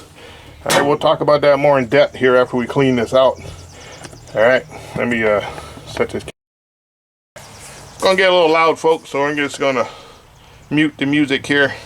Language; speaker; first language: English; native; English